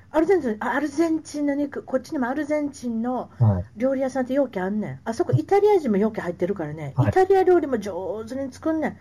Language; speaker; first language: Japanese; native; Japanese